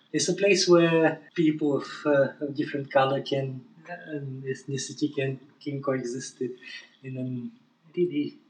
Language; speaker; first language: English; non-native, fluent; Bulgarian